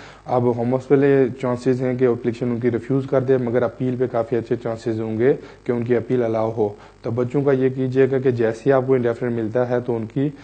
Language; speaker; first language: Urdu; native; Urdu